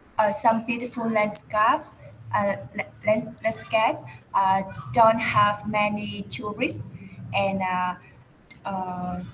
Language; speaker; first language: English; non-native, learner; Vietnamese